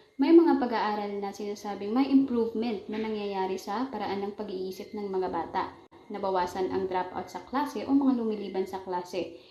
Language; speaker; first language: Filipino; non-native, local second language; Maranao